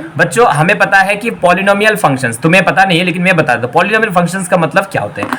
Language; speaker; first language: Hindi; non-native, local second language; Bangla